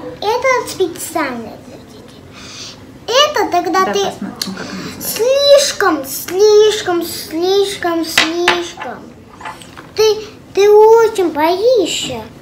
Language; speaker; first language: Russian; early bilingual, heritage; English